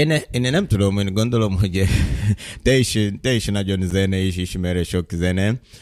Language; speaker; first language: Hungarian; non-native, learner; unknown